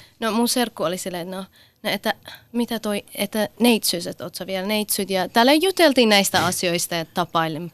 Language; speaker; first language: Finnish; early bilingual, other home language; Persian